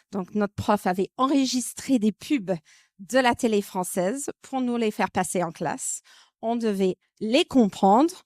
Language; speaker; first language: French; non-native, fluent; English